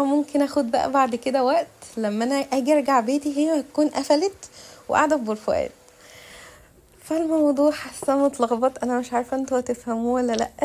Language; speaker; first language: Arabic; native; Arabic